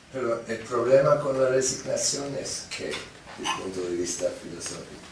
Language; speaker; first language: Spanish; non-native, fluent; English